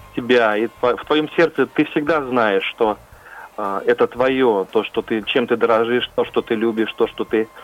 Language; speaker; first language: Russian; non-native, fluent; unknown